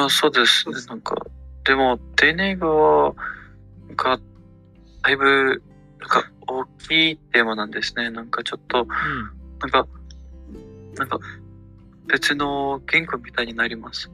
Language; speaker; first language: Japanese; non-native, fluent; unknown